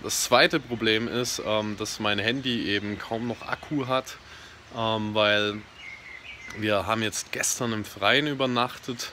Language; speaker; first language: German; native; German